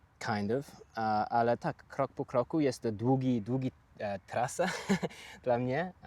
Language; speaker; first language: Polish; non-native, learner; English